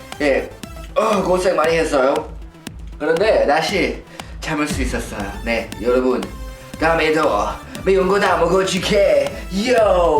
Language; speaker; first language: Korean; non-native, learner; English